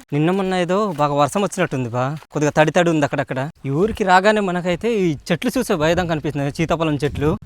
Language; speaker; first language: Telugu; non-native, local second language; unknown